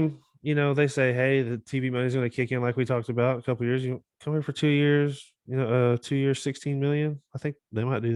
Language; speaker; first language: English; native; English